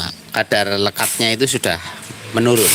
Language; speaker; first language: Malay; non-native, local second language; Javanese